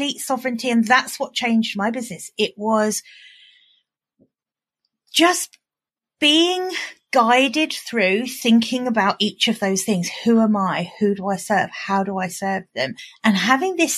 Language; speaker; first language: English; native; English